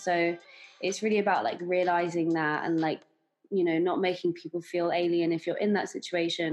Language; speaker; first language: English; native; English